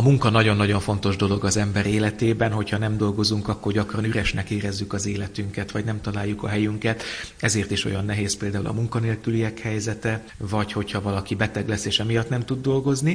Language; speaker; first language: Hungarian; native; Hungarian